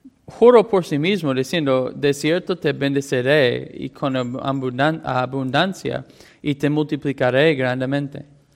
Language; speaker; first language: Spanish; non-native, fluent; English